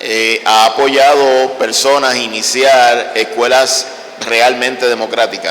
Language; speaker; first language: Spanish; non-native, fluent; Portuguese